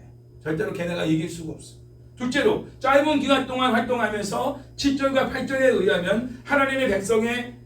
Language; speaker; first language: Korean; native; Korean